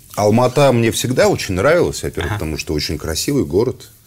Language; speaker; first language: Russian; native; Russian